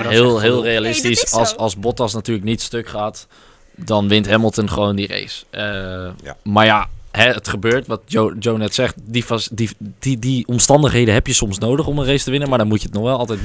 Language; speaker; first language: Dutch; native; Dutch